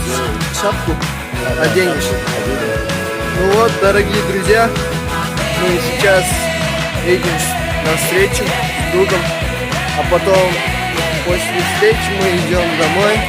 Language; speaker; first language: Russian; non-native, local second language; Kazakh